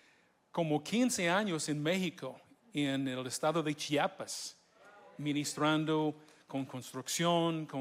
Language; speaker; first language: Spanish; non-native, fluent; English